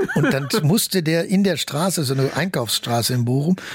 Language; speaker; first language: German; native; German